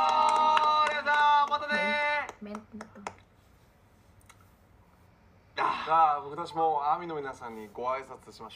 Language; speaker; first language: Japanese; non-native, learner; Korean